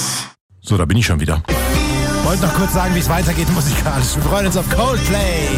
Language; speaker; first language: German; native; German